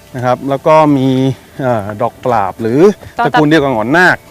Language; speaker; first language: Thai; native; Thai